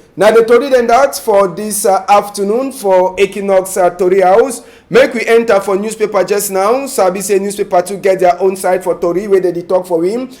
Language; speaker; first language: Nigerian Pidgin; native; Nigerian Pidgin